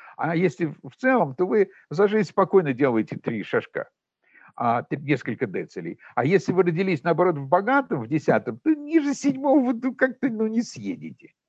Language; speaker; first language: Russian; native; Russian